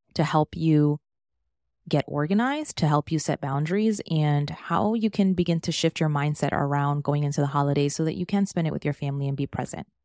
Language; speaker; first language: English; native; English